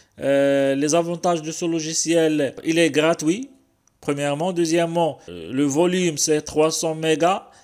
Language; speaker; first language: French; non-native, local second language; Arabic